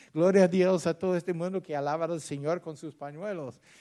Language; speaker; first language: Spanish; non-native, fluent; English